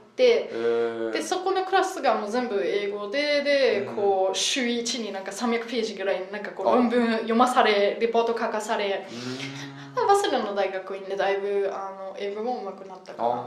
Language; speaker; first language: Japanese; non-native, fluent; German